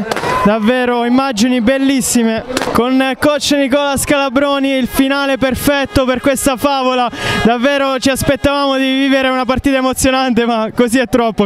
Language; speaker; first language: Italian; native; Italian